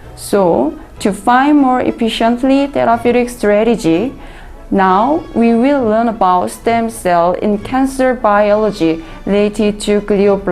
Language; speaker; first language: English; non-native, learner; Korean